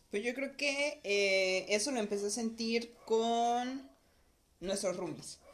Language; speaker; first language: Spanish; native; Spanish